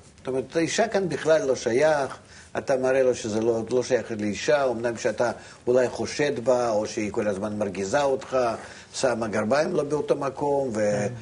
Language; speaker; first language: Hebrew; non-native, fluent; Russian